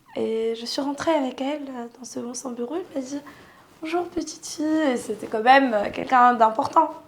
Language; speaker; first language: French; non-native, local second language; Arabic